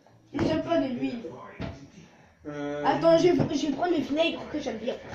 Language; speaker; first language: French; native; French